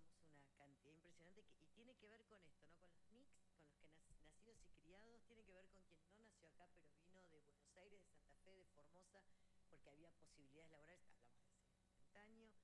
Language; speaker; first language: Spanish; native; Spanish